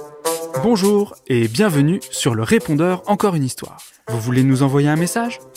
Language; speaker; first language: French; native; French